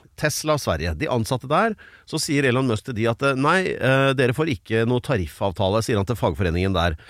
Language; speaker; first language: Norwegian; native; Norwegian